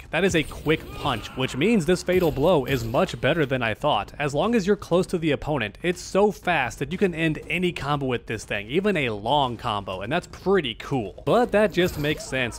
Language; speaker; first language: English; native; English